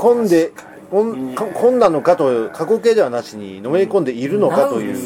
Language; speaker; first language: Japanese; native; Japanese